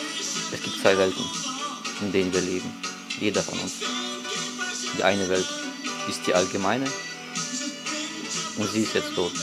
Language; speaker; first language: German; non-native, fluent; Russian